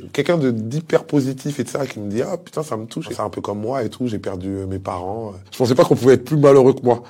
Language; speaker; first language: French; early bilingual, other home language; Lingala